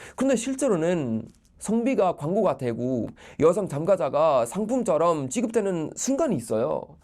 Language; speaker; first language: Korean; non-native, fluent; Swedish